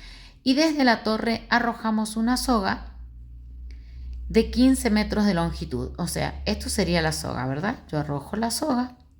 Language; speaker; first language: Spanish; native; Spanish